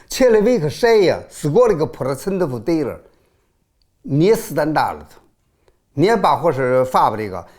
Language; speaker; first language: Russian; non-native, learner; Chinese